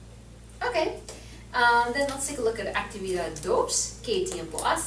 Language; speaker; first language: Spanish; non-native, learner; English